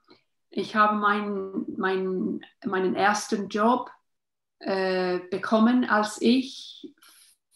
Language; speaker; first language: German; non-native, learner; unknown